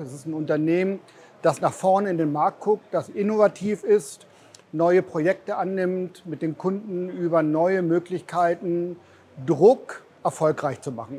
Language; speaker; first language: German; native; German